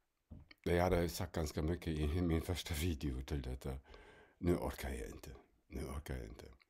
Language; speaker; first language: Swedish; non-native, fluent; German